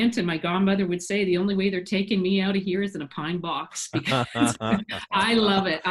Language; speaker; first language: English; native; English